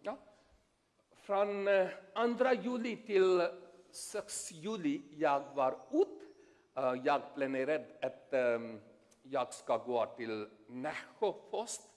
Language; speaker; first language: Swedish; non-native, learner; Urdu